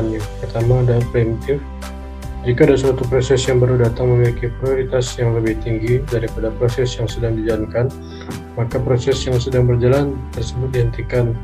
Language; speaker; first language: Indonesian; native; Indonesian